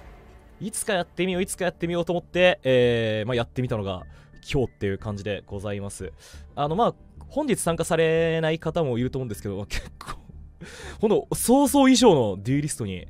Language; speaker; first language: Japanese; native; Japanese